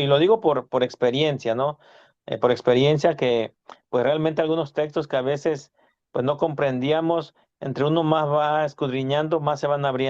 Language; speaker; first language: Spanish; native; Spanish